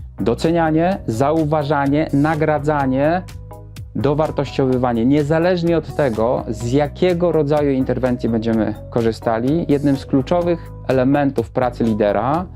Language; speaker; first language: Polish; native; Polish